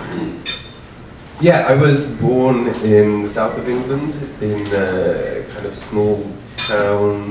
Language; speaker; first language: English; native; English